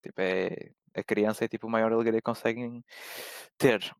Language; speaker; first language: Portuguese; native; Portuguese